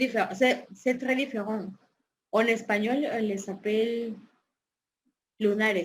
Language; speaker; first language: French; non-native, fluent; Spanish